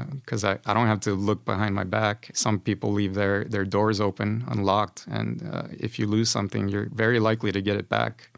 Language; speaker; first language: English; non-native, fluent; Spanish